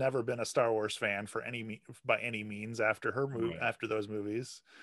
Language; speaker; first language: English; native; English